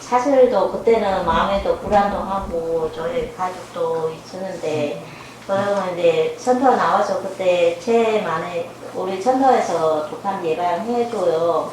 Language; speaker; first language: Korean; non-native, learner; Vietnamese